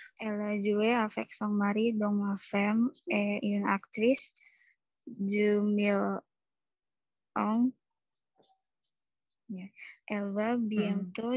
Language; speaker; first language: French; non-native, learner; Indonesian